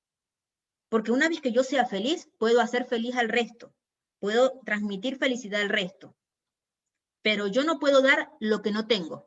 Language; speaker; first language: Spanish; native; Spanish